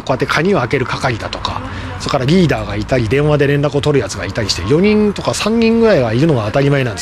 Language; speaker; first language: Japanese; native; Japanese